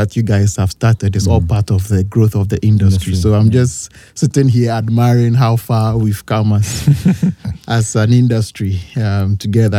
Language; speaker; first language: English; non-native, local second language; Akan